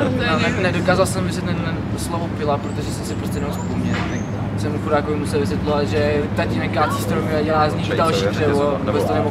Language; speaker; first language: Czech; native; Czech